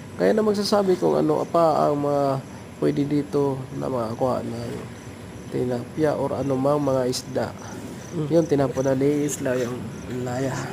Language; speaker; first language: Filipino; non-native, local second language; Cebuano